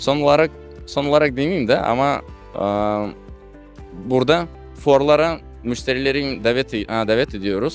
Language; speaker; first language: Turkish; non-native, fluent; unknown